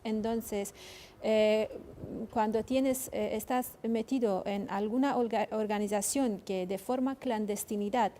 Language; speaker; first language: Spanish; non-native, fluent; Kurdish